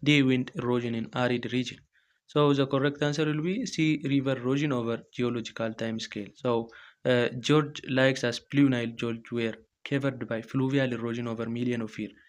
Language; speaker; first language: English; non-native, local second language; Amharic